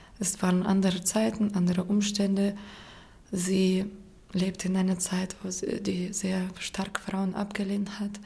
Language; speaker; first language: German; non-native, fluent; Russian